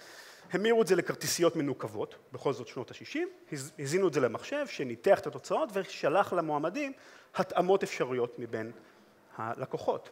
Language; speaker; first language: Hebrew; native; Hebrew